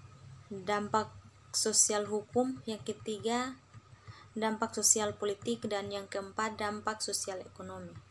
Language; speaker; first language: Indonesian; native; Indonesian